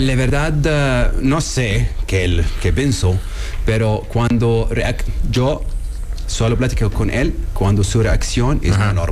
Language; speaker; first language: Spanish; non-native, learner; Arabic